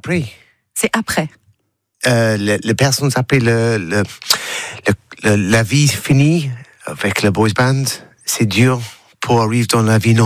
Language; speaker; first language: French; non-native, learner; English